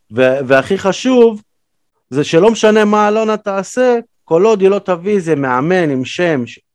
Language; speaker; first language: Hebrew; early bilingual, other home language; Russian